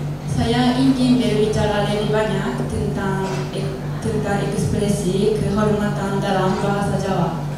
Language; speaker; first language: Indonesian; non-native, learner; Japanese